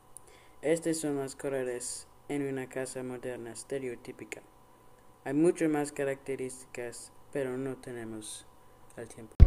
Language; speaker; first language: Spanish; non-native, learner; English